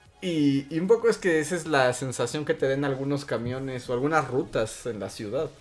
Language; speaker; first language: Spanish; native; Spanish